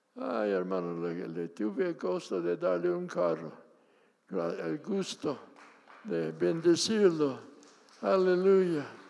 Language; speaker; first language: Spanish; non-native, fluent; English